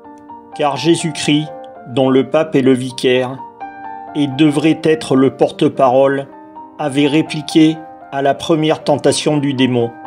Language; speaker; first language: French; native; French